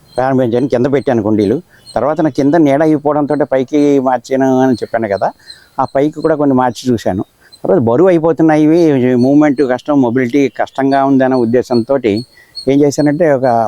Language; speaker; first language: Telugu; native; Telugu